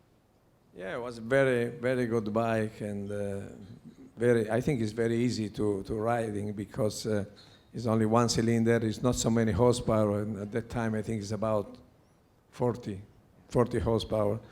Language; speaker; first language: English; non-native, learner; Italian